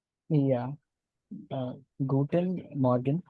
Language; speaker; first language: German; non-native, learner; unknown